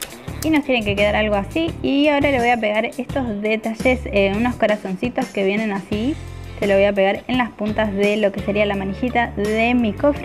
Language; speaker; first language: Spanish; native; Spanish